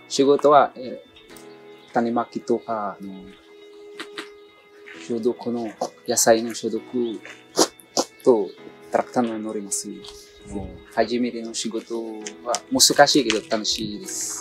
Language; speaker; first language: Japanese; non-native, learner; Filipino